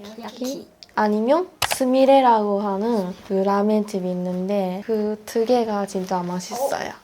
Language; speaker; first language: Korean; non-native, fluent; Japanese